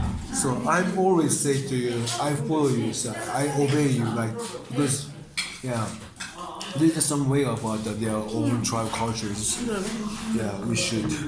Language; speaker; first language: English; non-native, learner; Japanese